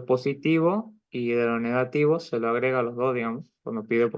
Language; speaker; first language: Spanish; native; Spanish